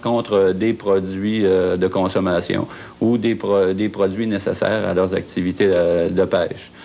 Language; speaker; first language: French; native; French